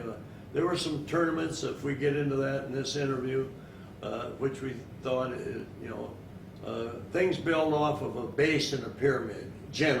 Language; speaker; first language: English; native; English